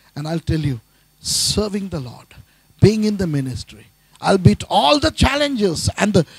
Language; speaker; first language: English; non-native, local second language; Tamil